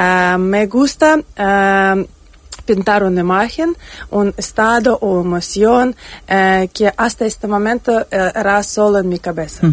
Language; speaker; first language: Spanish; non-native, fluent; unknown